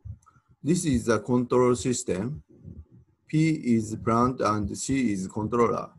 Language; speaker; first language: English; non-native, fluent; Japanese